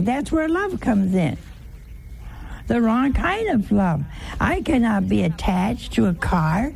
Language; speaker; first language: English; native; English